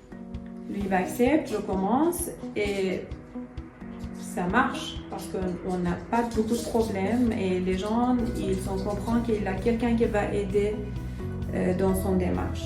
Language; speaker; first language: French; non-native, learner; Persian